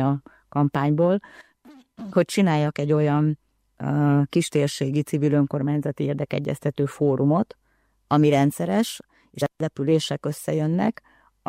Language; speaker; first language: Hungarian; native; Hungarian